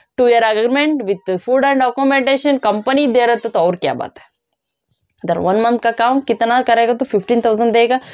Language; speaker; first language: Hindi; non-native, local second language; Kannada